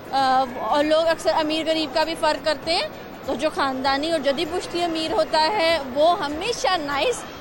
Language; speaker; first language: Urdu; native; Urdu